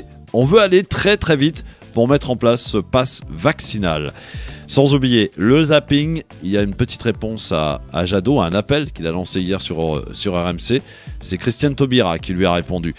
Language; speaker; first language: French; native; French